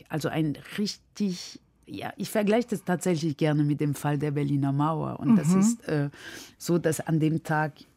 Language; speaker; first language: German; non-native, fluent; French